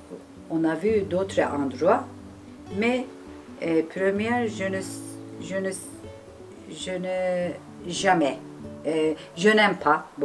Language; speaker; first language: French; non-native, learner; Turkish